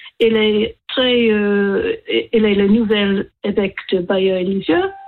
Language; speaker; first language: French; non-native, learner; English